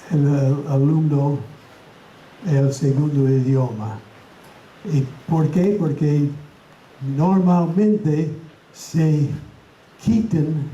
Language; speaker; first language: Spanish; non-native, fluent; English